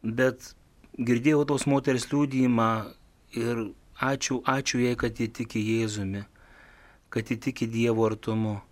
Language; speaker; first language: Lithuanian; native; Lithuanian